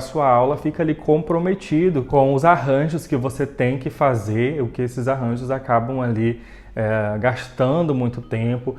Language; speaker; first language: Portuguese; native; Portuguese